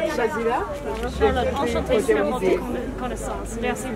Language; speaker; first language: French; non-native, fluent; English